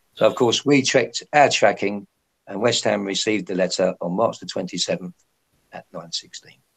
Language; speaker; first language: English; native; English